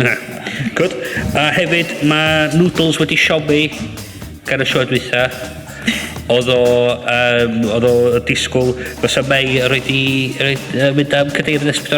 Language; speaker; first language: Welsh; native; Welsh